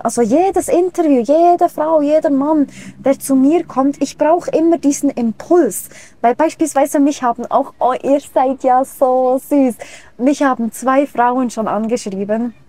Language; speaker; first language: German; native; German